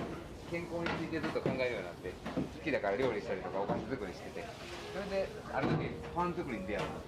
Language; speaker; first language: Japanese; native; Japanese